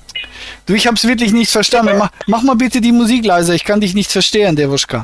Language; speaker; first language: German; native; German